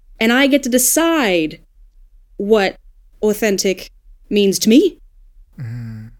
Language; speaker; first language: English; native; English